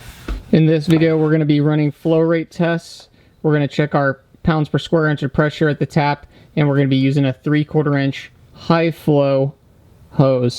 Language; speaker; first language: English; native; English